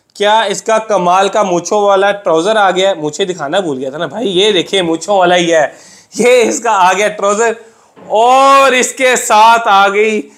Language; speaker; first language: Urdu; non-native, local second language; Punjabi